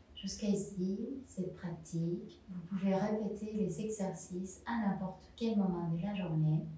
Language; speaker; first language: French; non-native, fluent; Spanish